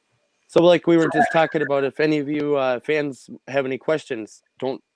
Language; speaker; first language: English; native; English